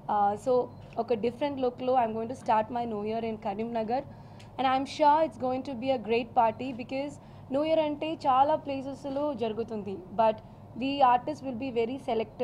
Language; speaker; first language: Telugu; non-native, local second language; Malayalam